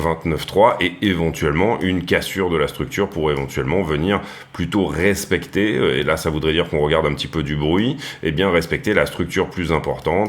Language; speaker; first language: French; native; French